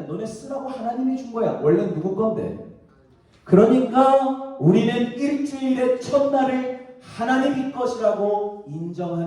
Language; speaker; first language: Korean; native; Korean